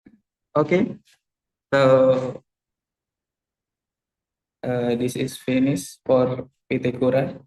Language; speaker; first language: English; non-native, learner; Indonesian